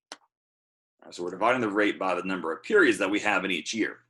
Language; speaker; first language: English; native; English